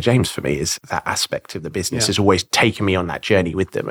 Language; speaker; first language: English; native; English